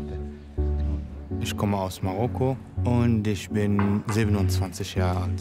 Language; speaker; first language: German; non-native, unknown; Arabic